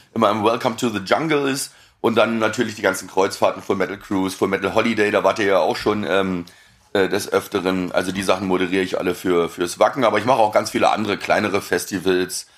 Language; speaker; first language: German; native; German